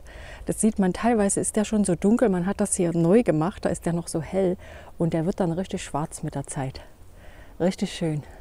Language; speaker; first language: German; native; German